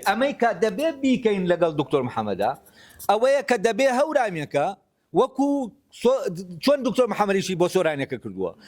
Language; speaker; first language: Central Kurdish; non-native, local second language; Gurani